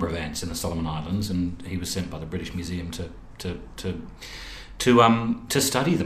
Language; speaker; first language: English; native; English